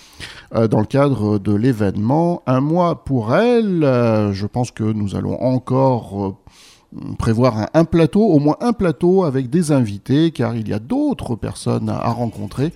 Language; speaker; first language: French; native; French